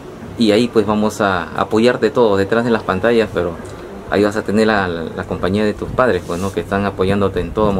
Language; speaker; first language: Spanish; native; Spanish